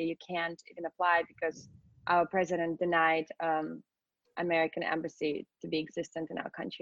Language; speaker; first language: English; non-native, fluent; Russian